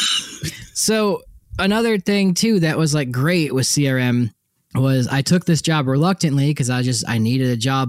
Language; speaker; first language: English; native; English